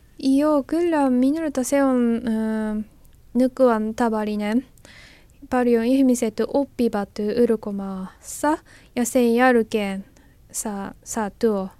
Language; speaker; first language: Finnish; non-native, learner; Japanese